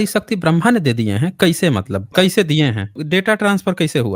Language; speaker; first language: Hindi; native; Hindi